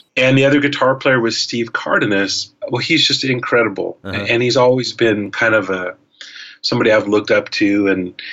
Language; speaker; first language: English; native; English